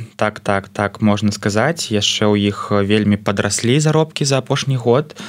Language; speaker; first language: Belarusian; non-native, local second language; Russian